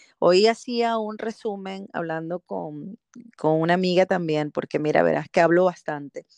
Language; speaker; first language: Spanish; native; Spanish